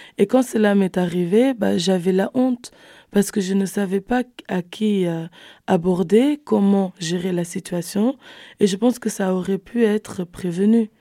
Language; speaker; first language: French; non-native, fluent; Kabuverdianu